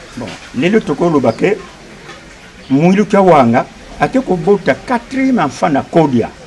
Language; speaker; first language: Lingala; non-native, local second language; Kongo